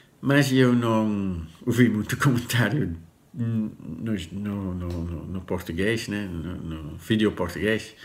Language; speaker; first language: Portuguese; non-native, learner; Dutch